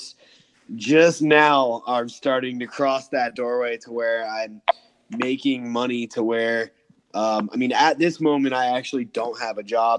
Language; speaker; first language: English; native; English